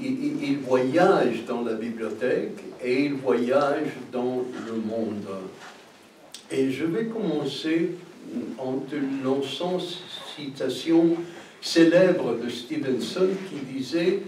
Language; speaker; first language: French; non-native, fluent; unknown